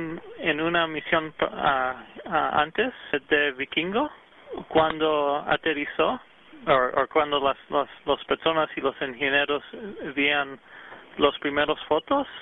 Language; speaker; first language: Spanish; early bilingual, heritage; English